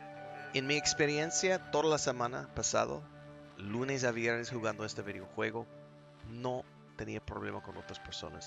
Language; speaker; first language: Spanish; non-native, learner; English